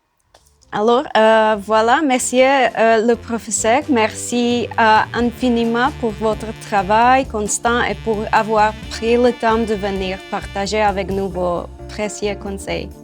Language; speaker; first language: French; non-native, fluent; Czech